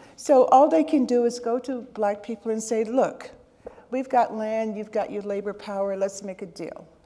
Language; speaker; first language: English; native; English